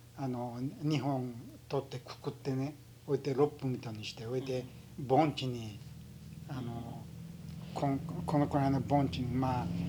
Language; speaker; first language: Japanese; early bilingual, heritage; Japanese